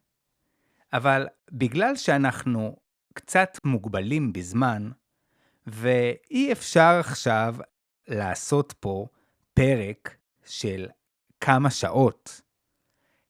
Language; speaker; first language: Hebrew; native; Hebrew